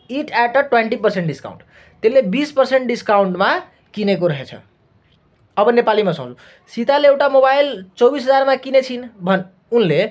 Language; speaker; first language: Nepali; non-native, local second language; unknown